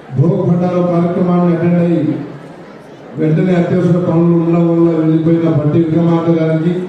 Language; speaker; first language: Telugu; non-native, local second language; Lambadi